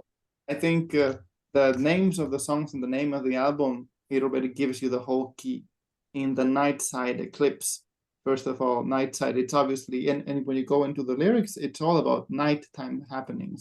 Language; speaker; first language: English; non-native, fluent; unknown